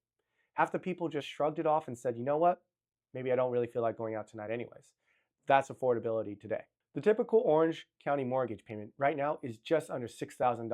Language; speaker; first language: English; native; English